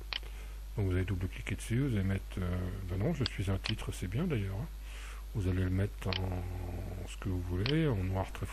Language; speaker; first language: French; native; French